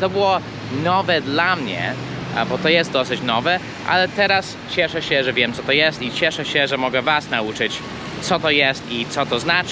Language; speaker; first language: Polish; non-native, fluent; English